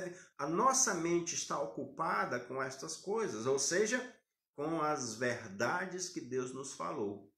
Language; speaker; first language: Portuguese; native; Portuguese